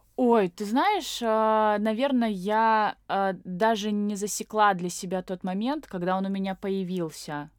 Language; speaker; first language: Russian; native; Russian